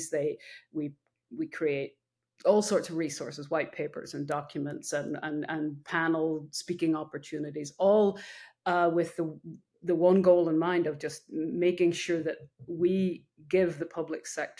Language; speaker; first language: English; native; English